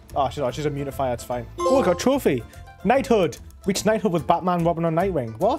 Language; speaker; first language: English; native; English